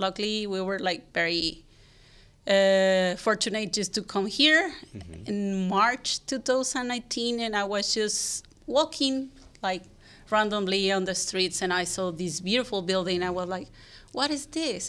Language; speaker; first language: English; non-native, fluent; Spanish